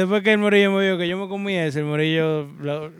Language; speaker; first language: Spanish; native; Spanish